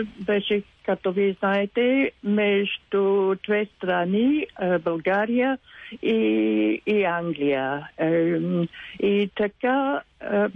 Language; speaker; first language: Bulgarian; non-native, learner; English